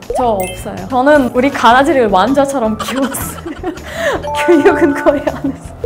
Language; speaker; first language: Korean; non-native, fluent; Russian